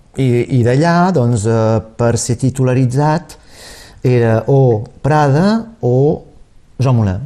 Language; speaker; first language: Catalan; native; Catalan